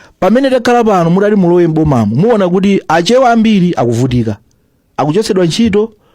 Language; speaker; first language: Nyanja; native; Nyanja